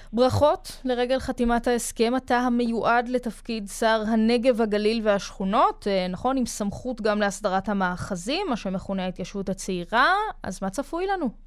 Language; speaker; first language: Hebrew; native; Hebrew